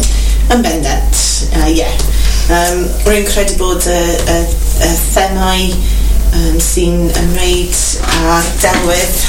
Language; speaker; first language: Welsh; non-native, local second language; English